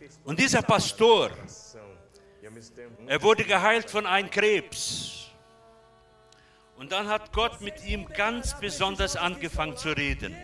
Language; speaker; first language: German; non-native, fluent; Portuguese